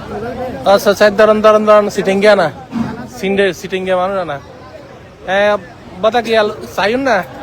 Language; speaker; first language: Hindi; non-native, learner; Bangla